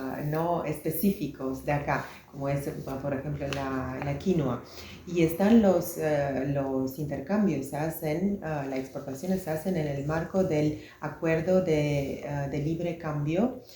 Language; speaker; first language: Spanish; non-native, fluent; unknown